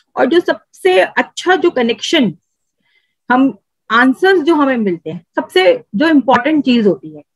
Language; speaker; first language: Hindi; native; Hindi